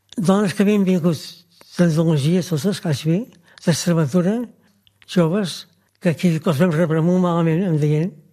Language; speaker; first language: Catalan; native; Catalan